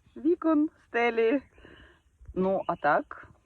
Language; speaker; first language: Ukrainian; native; Ukrainian